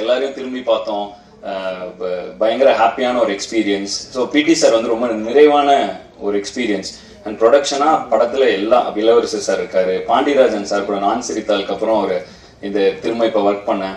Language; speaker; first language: Tamil; native; Tamil